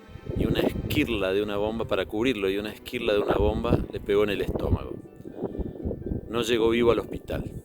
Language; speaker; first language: Spanish; native; Spanish